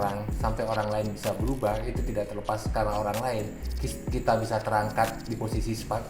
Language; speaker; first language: Indonesian; native; Indonesian